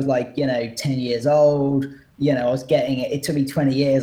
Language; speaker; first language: English; native; English